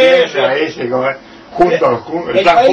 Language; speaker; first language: Spanish; native; Spanish